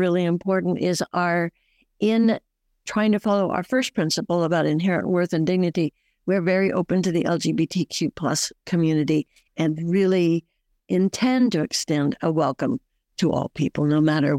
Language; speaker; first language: English; native; English